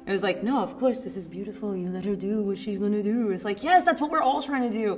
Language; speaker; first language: English; native; English